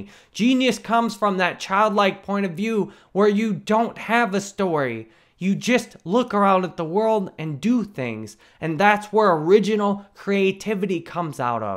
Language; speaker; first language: English; native; English